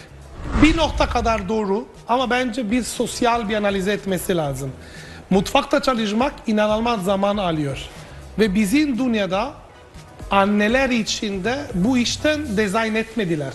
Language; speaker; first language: Turkish; non-native, fluent; Italian